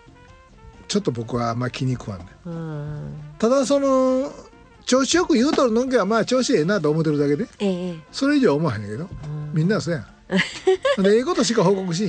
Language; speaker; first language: Japanese; native; Japanese